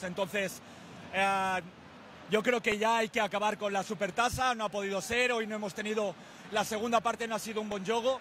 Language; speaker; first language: Spanish; native; Spanish